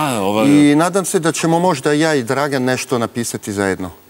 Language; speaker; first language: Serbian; early bilingual, heritage; French